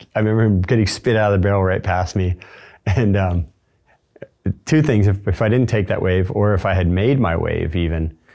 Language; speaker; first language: English; native; English